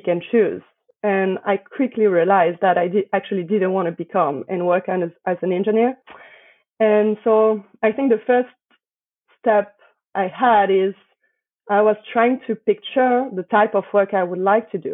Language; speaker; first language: English; non-native, fluent; French